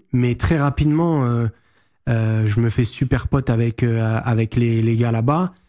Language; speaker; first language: French; native; French